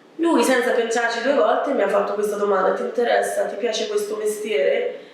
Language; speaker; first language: Italian; early bilingual, other home language; Arabic